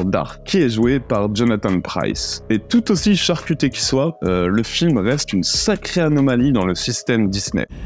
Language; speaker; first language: French; native; French